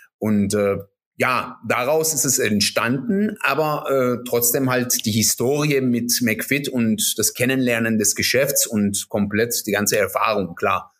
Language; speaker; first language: German; non-native, fluent; Persian